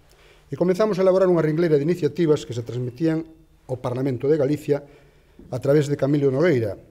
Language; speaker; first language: Galician; native; Galician